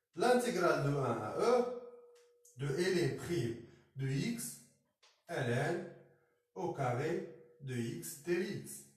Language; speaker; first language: French; non-native, local second language; Arabic